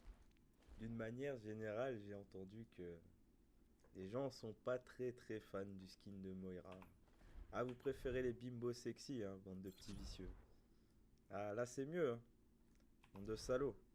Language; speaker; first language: French; native; French